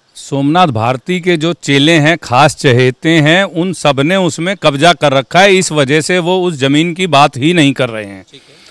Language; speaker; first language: Hindi; native; Hindi